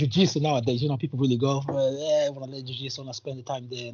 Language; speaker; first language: English; non-native, fluent; Portuguese